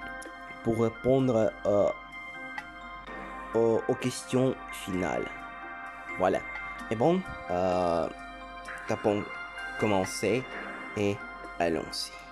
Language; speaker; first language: French; non-native, learner; Russian